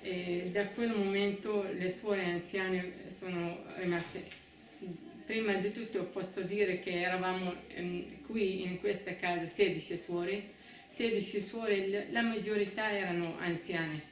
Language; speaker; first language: Italian; non-native, fluent; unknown